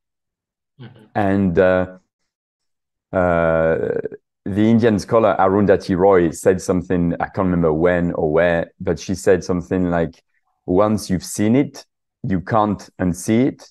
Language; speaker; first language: English; non-native, fluent; French